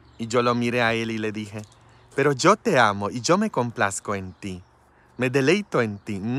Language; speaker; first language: Spanish; non-native, fluent; Polish